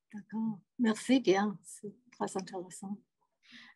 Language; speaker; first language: French; non-native, fluent; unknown